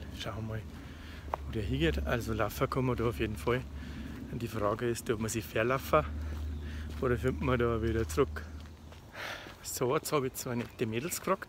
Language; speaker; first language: German; native; German